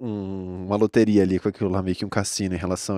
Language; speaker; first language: Portuguese; native; Portuguese